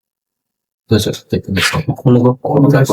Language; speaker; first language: Japanese; non-native, learner; Indonesian